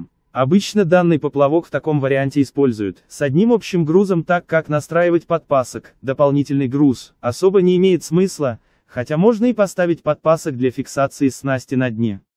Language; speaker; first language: Russian; native; Russian